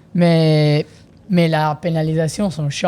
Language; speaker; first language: French; non-native, learner; Italian